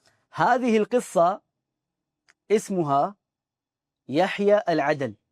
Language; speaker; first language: Arabic; non-native, fluent; Urdu